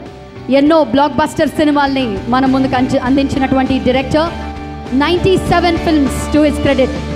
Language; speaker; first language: Telugu; native; Telugu